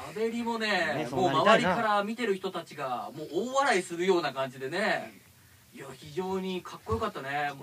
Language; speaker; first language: Japanese; native; Japanese